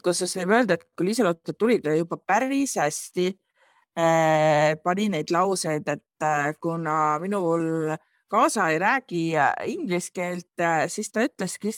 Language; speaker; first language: Estonian; native; Estonian